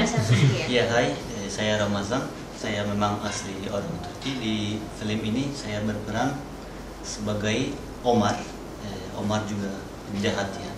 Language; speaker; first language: Indonesian; non-native, fluent; Turkish